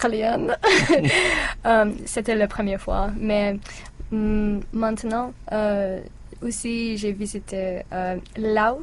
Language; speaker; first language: French; non-native, learner; English